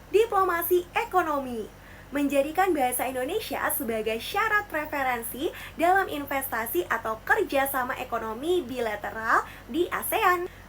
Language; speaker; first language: Indonesian; native; Indonesian